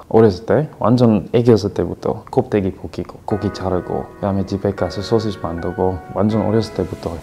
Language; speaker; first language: Korean; non-native, fluent; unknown